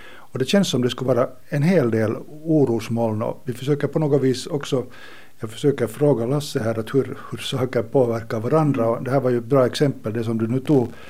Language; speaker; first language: Swedish; native; Swedish